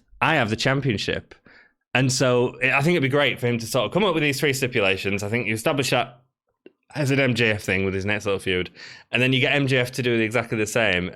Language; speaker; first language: English; native; English